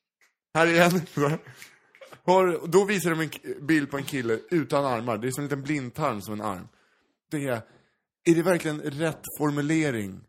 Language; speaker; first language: Swedish; native; Swedish